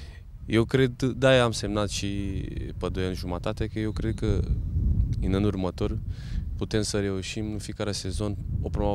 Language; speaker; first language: Romanian; non-native, fluent; Portuguese